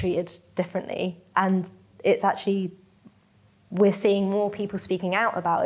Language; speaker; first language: English; native; English